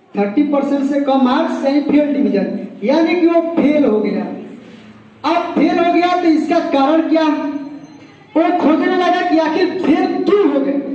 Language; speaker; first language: Hindi; native; Hindi